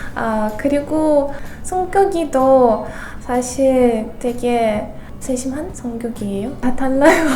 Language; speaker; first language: Korean; non-native, fluent; Russian